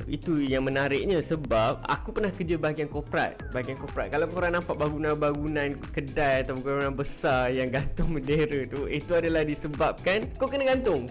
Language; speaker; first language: Malay; native; Malay